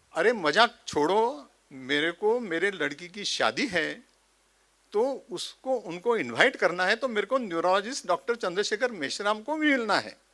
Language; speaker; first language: Hindi; non-native, local second language; Marathi